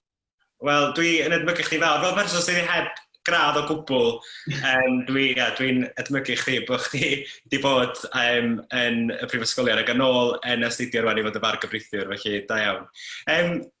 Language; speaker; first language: Welsh; native; Welsh